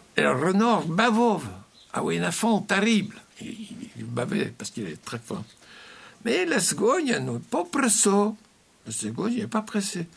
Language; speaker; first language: French; native; French